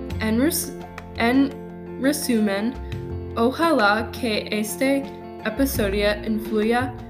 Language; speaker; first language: Spanish; non-native, learner; English